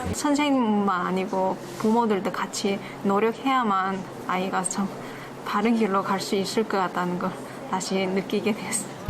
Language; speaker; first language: Korean; non-native, fluent; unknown